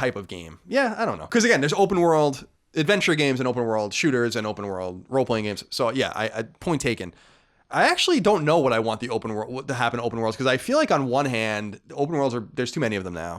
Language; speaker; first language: English; native; English